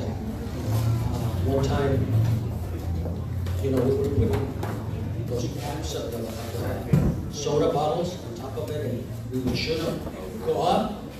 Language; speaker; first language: English; early bilingual, other home language; Spanish